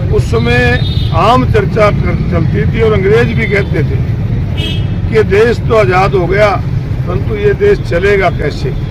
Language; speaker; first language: Hindi; native; Hindi